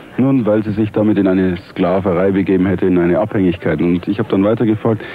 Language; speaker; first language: German; native; German